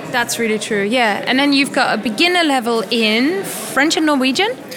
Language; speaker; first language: English; non-native, fluent; German